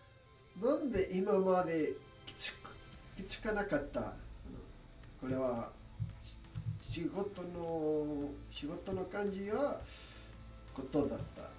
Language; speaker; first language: Japanese; non-native, learner; English